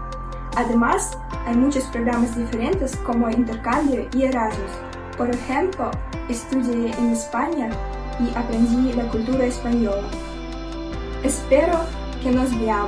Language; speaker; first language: Spanish; non-native, fluent; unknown